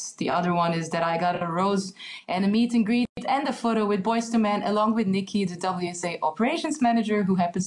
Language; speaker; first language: English; non-native, fluent; Hungarian